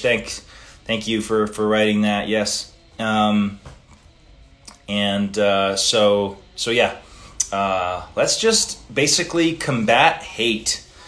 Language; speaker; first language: English; early bilingual, other home language; Italian